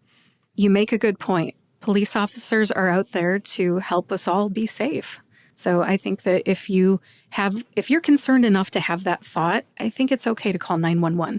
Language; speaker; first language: English; native; English